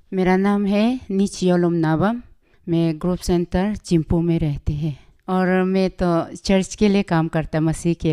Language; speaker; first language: Hindi; non-native, local second language; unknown